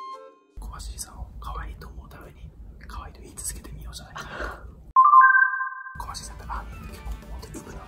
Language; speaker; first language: Japanese; native; Japanese